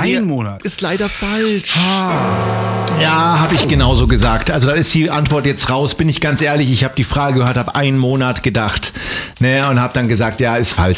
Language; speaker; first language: German; native; German